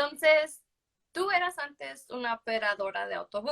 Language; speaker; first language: Spanish; early bilingual, other home language; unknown